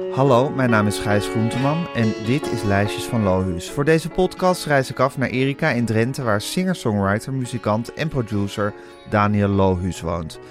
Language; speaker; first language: Dutch; native; Dutch